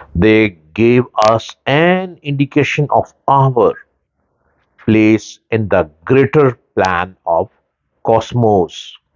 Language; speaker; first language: English; non-native, local second language; Urdu